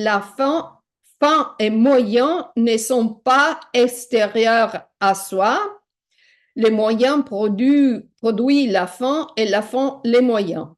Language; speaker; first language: French; non-native, fluent; Italian